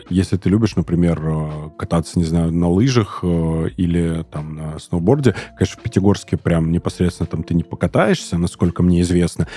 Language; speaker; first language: Russian; native; Russian